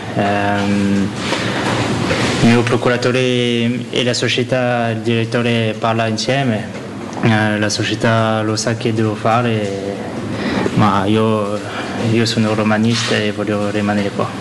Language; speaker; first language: Italian; non-native, learner; French